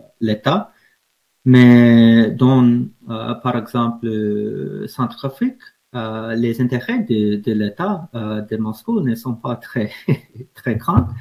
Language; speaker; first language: French; non-native, learner; English